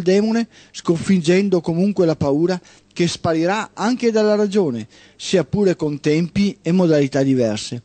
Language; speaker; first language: Italian; native; Italian